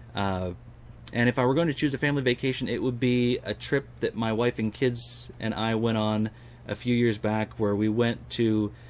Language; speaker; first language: English; native; English